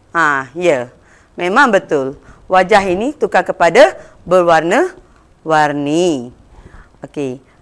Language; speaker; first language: Malay; non-native, local second language; Tamil